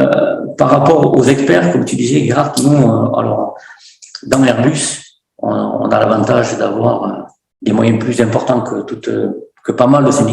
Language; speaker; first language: French; native; French